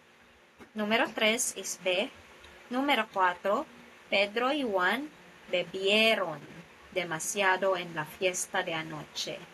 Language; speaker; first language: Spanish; non-native, fluent; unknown